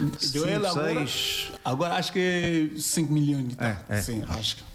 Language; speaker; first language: Portuguese; non-native, learner; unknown